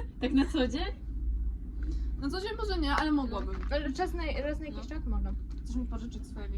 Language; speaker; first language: Polish; non-native, fluent; Ukrainian